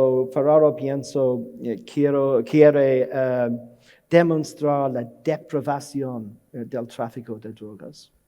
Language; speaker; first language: Spanish; non-native, learner; English